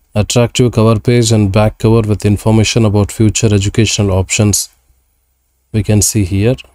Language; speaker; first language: English; non-native, local second language; Kannada